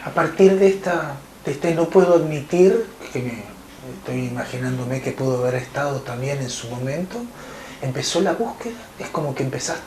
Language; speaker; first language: Spanish; native; Spanish